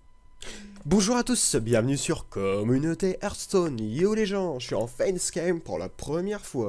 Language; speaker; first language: French; native; French